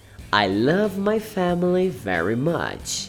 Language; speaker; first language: English; non-native, fluent; Portuguese